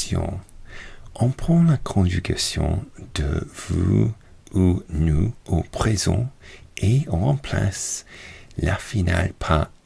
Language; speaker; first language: French; non-native, learner; English